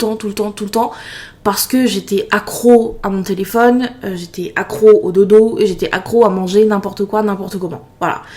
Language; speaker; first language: French; native; French